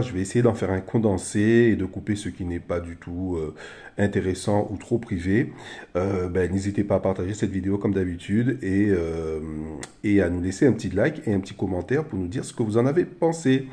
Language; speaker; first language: French; native; French